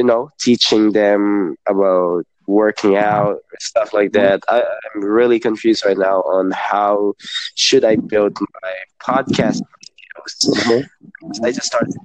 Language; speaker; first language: English; non-native, local second language; Hiligaynon